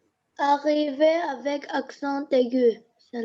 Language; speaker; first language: French; non-native, learner; Arabic